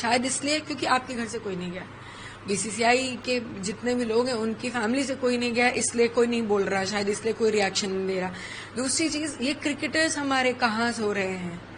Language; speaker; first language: Hindi; native; Hindi